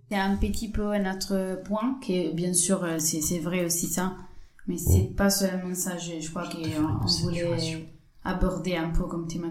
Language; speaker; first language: French; non-native, fluent; Spanish